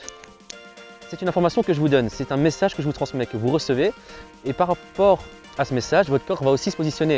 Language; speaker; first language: French; native; French